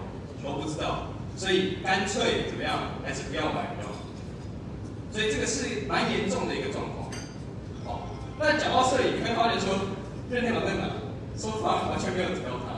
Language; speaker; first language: Chinese; native; Chinese